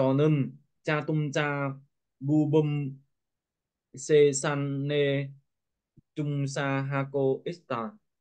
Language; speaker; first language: Korean; non-native, learner; Vietnamese